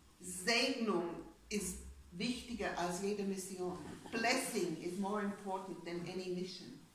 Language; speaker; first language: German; non-native, fluent; English